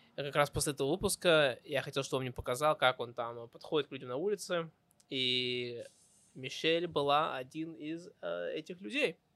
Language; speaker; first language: Russian; early bilingual, heritage; Russian